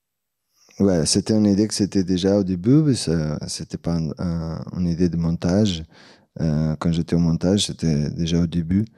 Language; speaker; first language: French; non-native, fluent; Portuguese